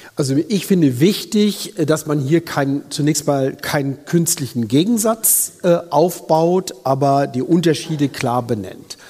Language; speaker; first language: German; native; German